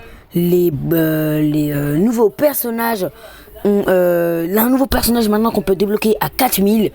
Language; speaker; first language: French; native; French